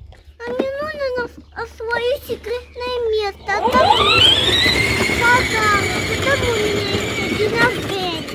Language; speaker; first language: Russian; early bilingual, heritage; Russian